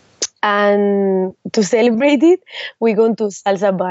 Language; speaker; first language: English; non-native, fluent; Spanish